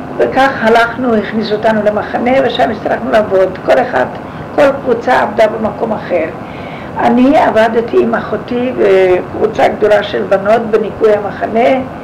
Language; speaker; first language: Hebrew; non-native, fluent; Yiddish